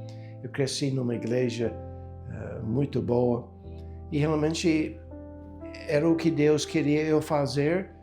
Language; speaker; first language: Portuguese; non-native, fluent; English